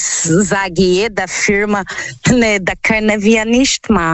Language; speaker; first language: German; non-native, learner; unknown